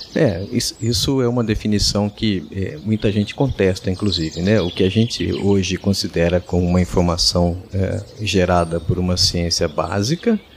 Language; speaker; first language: Portuguese; native; Portuguese